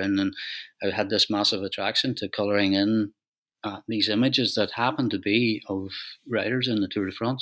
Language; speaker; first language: English; native; English